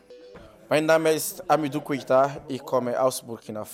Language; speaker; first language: German; non-native, learner; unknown